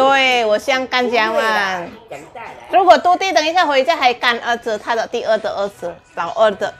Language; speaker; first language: Chinese; non-native, learner; Indonesian